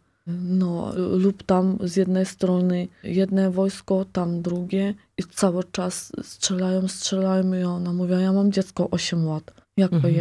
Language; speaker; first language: Polish; non-native, local second language; Ukrainian